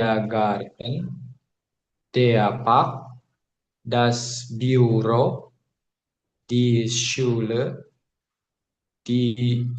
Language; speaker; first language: German; non-native, learner; Indonesian